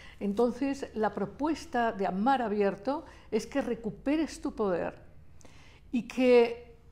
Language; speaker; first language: Spanish; native; Spanish